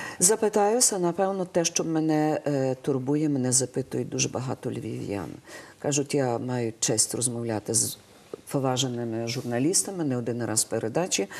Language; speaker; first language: Ukrainian; native; Ukrainian